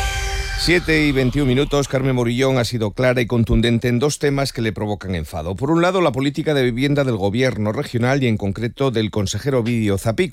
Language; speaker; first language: Spanish; native; Spanish